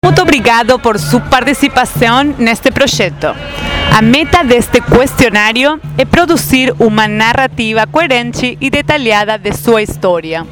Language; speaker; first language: Portuguese; non-native, fluent; Spanish